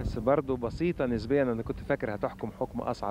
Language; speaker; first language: Arabic; native; Arabic